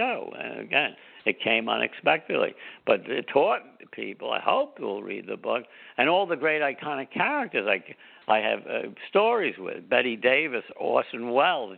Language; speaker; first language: English; native; English